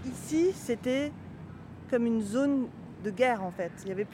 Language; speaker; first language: French; native; French